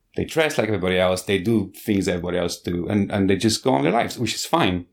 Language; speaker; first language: English; non-native, fluent; Portuguese